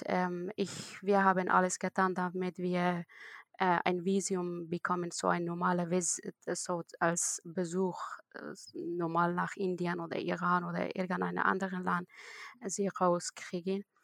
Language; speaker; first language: German; non-native, learner; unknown